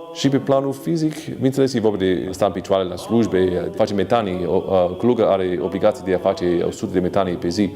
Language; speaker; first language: Romanian; non-native, fluent; English